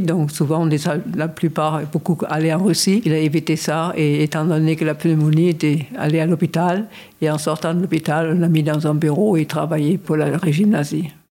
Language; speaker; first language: French; non-native, fluent; German